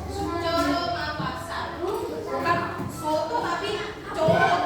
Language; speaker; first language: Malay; non-native, local second language; Javanese